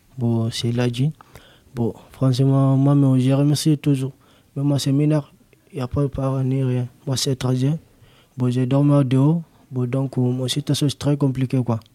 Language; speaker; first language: French; non-native, local second language; Soninke